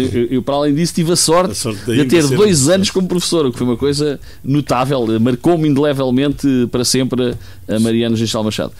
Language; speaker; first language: Portuguese; native; Portuguese